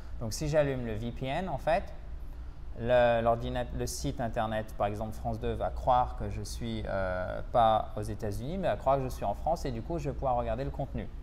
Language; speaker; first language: French; native; French